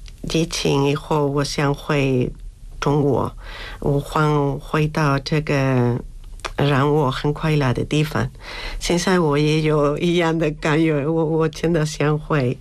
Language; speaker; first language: Chinese; non-native, learner; Spanish